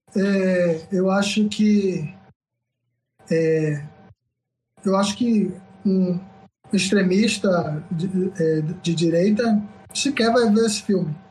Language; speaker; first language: Portuguese; native; Portuguese